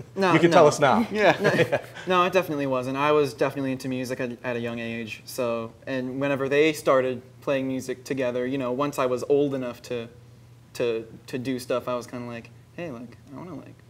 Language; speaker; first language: English; native; English